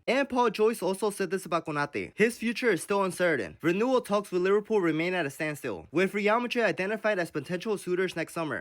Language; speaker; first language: English; native; English